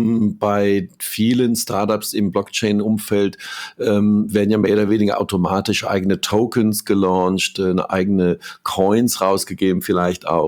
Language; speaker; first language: German; native; German